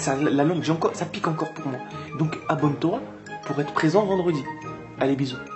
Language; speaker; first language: French; native; French